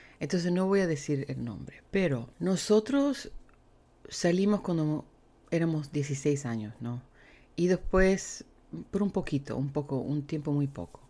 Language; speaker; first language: Spanish; native; Spanish